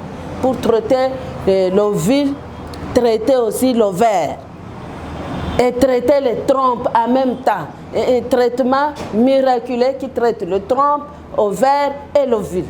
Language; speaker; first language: French; non-native, local second language; Lingala